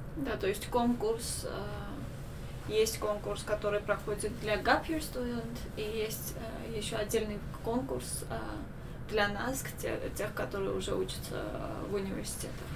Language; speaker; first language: Russian; non-native, local second language; Armenian